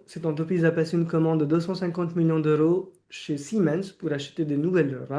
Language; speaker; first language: French; non-native, fluent; Marathi